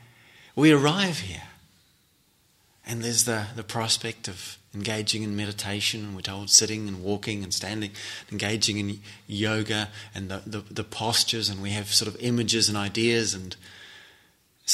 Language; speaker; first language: English; native; English